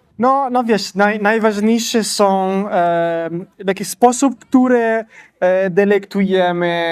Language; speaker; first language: Polish; non-native, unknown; Italian